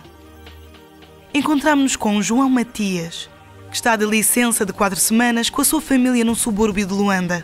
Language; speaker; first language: Portuguese; native; Portuguese